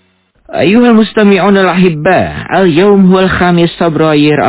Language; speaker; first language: Arabic; non-native, fluent; Indonesian